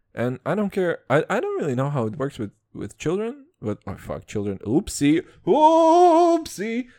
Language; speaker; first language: English; non-native, fluent; Serbian